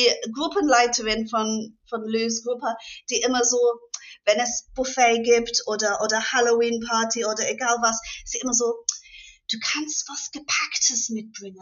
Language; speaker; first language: German; non-native, fluent; English